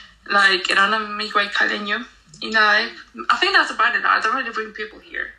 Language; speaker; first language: English; non-native, fluent; Spanish